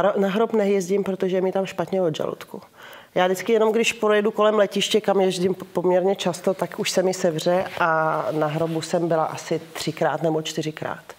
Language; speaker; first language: Czech; early bilingual, heritage; Czech